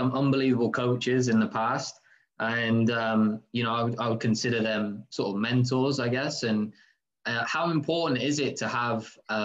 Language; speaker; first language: English; native; English